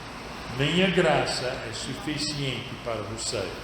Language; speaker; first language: Portuguese; non-native, fluent; English